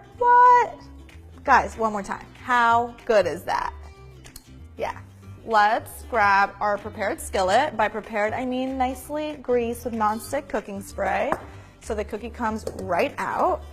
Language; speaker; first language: English; native; English